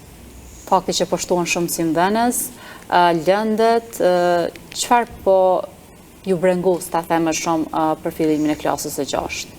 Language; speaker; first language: Albanian; native; Albanian